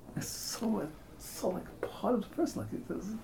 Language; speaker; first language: English; native; English